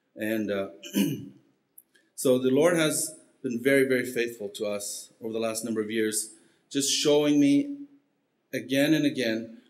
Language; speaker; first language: English; early bilingual, heritage; Spanish